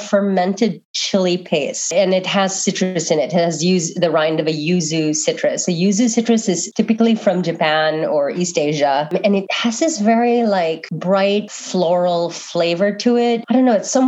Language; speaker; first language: English; non-native, local second language; Filipino